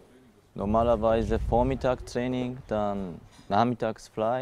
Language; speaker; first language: German; non-native, learner; Japanese